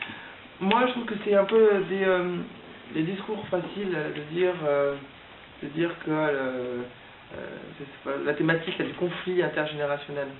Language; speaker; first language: French; native; French